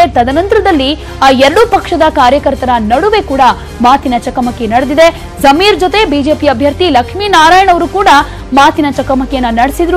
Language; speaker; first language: Kannada; native; Kannada